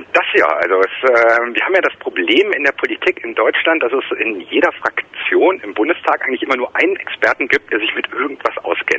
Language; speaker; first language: German; native; German